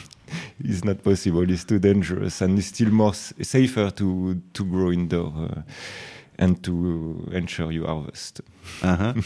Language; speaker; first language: English; non-native, fluent; French